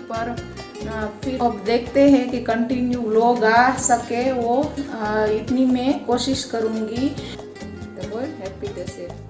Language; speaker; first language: Hindi; non-native, local second language; Gujarati